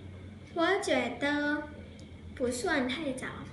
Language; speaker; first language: Chinese; non-native, learner; Thai